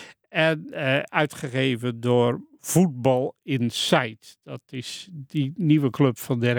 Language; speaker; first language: Dutch; native; Dutch